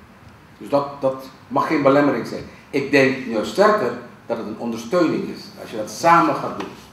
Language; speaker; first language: Dutch; non-native, local second language; Papiamento